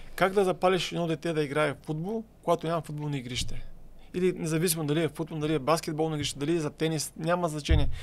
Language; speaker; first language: Bulgarian; native; Bulgarian